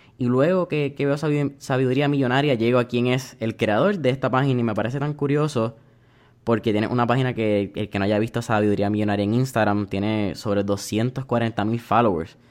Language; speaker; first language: Spanish; native; Spanish